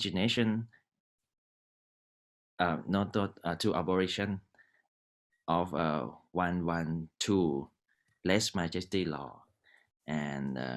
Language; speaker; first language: English; non-native, learner; Thai